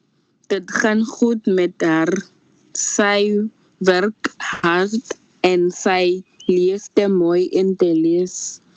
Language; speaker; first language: Dutch; non-native, learner; Afrikaans